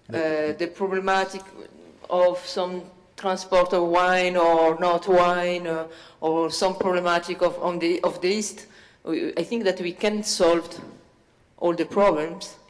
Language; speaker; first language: English; non-native, learner; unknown